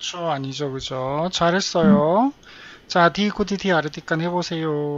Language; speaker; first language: Korean; native; Korean